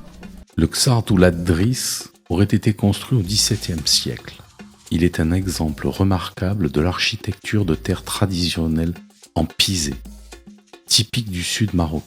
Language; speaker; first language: French; native; French